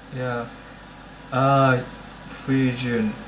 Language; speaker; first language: English; non-native, learner; Vietnamese